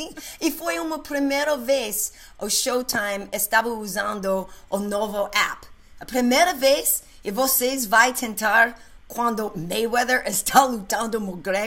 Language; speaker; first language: Portuguese; non-native, learner; English